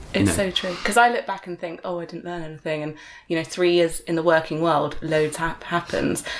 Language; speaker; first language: English; native; English